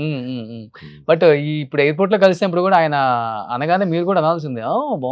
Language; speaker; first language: Telugu; native; Telugu